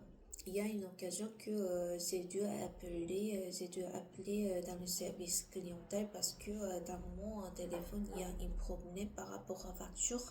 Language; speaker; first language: French; non-native, learner; Korean